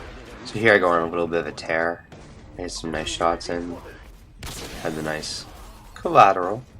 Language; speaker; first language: English; native; English